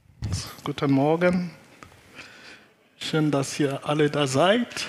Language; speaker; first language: German; non-native, fluent; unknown